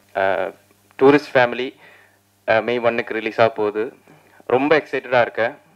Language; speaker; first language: Tamil; non-native, learner; Malayalam